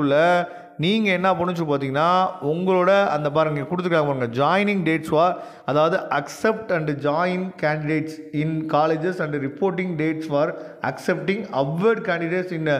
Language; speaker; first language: Tamil; native; Tamil